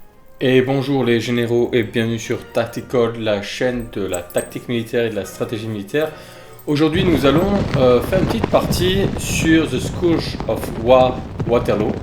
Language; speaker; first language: French; native; French